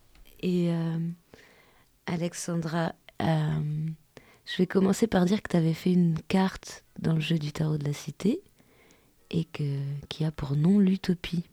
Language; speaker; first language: French; native; French